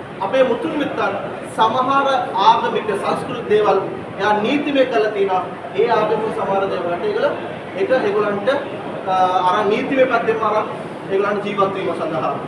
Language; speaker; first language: Sinhala; non-native, local second language; Tamil